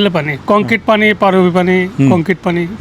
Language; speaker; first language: Malayalam; non-native, learner; Bangla